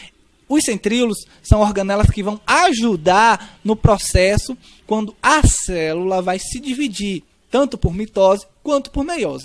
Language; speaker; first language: Portuguese; native; Portuguese